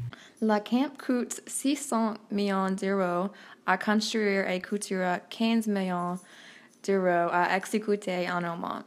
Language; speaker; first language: French; non-native, learner; English